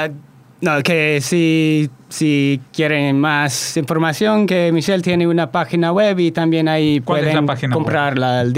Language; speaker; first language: Spanish; non-native, fluent; English